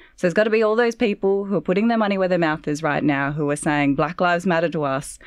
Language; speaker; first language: English; native; English